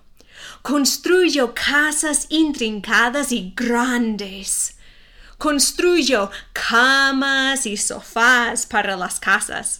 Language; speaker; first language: Spanish; non-native, fluent; English